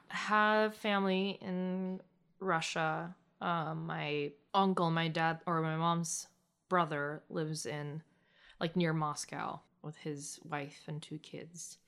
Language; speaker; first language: English; early bilingual, other home language; Russian